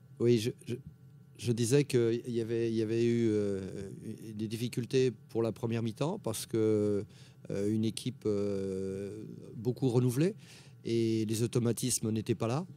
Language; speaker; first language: French; native; French